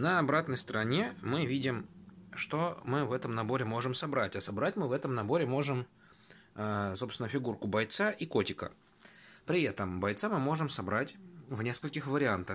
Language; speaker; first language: Russian; native; Russian